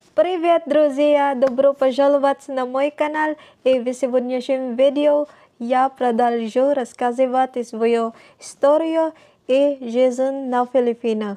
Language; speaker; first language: Russian; non-native, learner; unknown